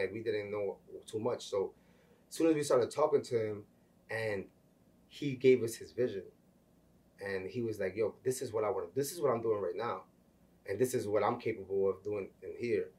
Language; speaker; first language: English; early bilingual, other home language; Spanish